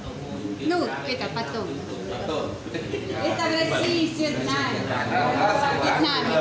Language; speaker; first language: Russian; non-native, learner; Vietnamese